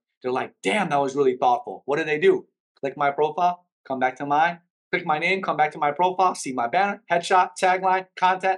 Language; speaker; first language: English; early bilingual, other home language; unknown